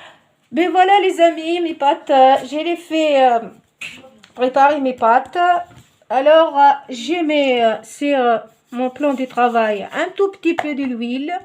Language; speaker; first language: French; non-native, local second language; Arabic